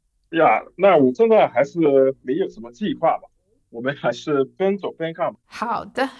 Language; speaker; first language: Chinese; non-native, learner; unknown